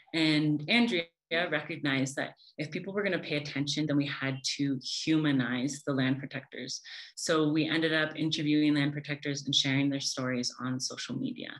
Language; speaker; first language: English; native; English